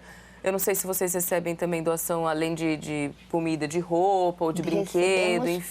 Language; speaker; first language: Portuguese; native; Portuguese